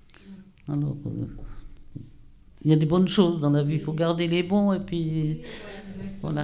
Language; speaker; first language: French; native; French